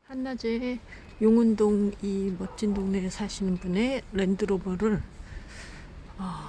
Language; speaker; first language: Korean; native; Korean